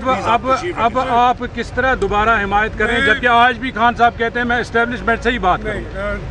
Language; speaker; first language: Urdu; native; Urdu